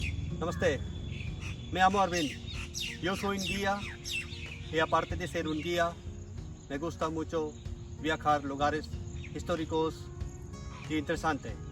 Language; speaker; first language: Spanish; non-native, learner; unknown